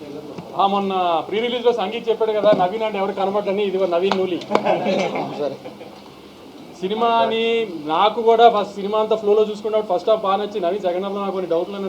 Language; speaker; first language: Telugu; native; Telugu